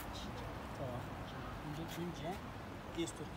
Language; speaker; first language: Turkish; non-native, learner; Uyghur